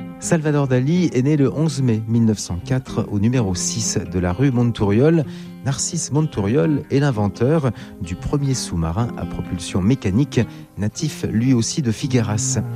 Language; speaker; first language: French; native; French